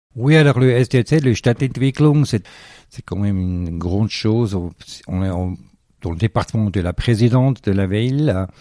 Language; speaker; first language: French; non-native, local second language; Swiss German